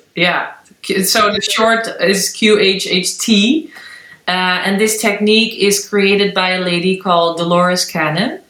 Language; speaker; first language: English; non-native, fluent; Dutch